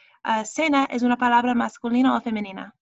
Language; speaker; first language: Spanish; non-native, fluent; English